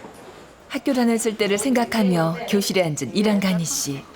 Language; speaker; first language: Korean; native; Korean